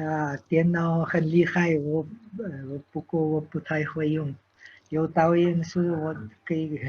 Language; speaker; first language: Chinese; non-native, fluent; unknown